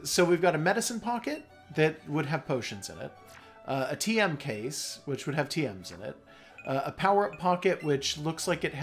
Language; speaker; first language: English; native; English